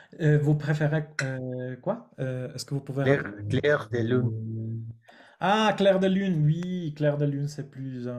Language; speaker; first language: French; non-native, fluent; Spanish